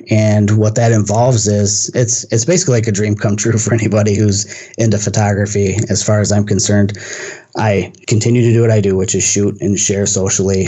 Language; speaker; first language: English; native; English